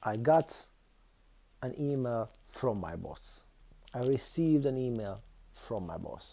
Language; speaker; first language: English; non-native, fluent; Hungarian